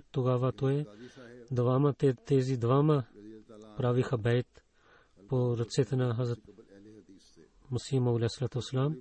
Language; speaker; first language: Bulgarian; non-native, fluent; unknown